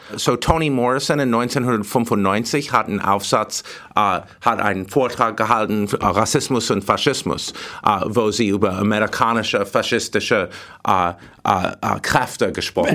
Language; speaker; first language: German; non-native, learner; English